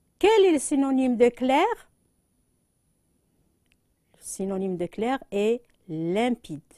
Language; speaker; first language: French; non-native, local second language; Arabic